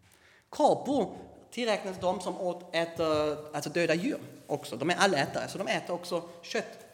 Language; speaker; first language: Swedish; non-native, fluent; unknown